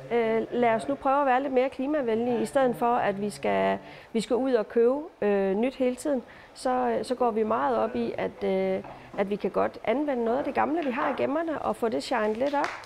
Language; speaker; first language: Danish; native; Danish